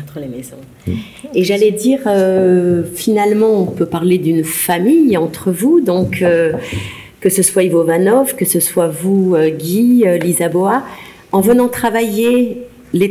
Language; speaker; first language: French; native; French